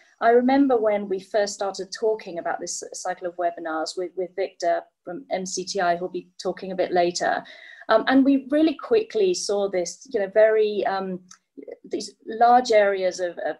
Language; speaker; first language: English; native; English